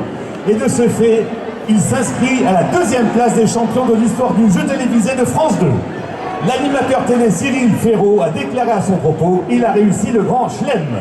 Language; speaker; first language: French; native; French